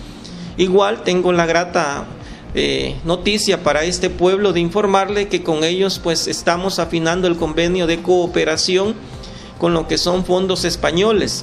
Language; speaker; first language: Spanish; native; Spanish